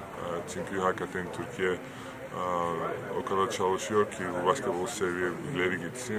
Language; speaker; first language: Turkish; non-native, fluent; Georgian